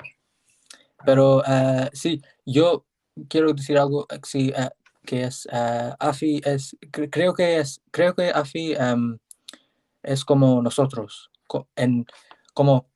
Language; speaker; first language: Spanish; non-native, learner; English